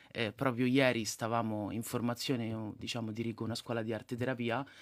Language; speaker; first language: Italian; native; Italian